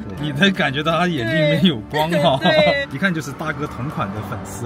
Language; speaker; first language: Chinese; native; Chinese